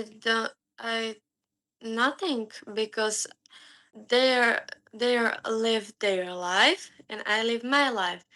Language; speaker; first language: English; non-native, learner; Slovak